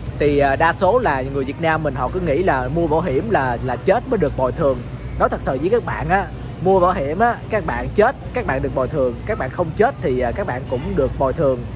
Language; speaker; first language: Vietnamese; native; Vietnamese